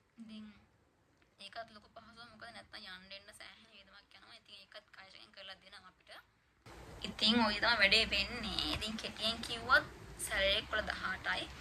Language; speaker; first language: Sinhala; native; Sinhala